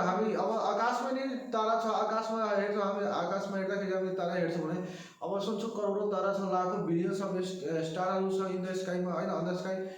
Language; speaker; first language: Nepali; non-native, local second language; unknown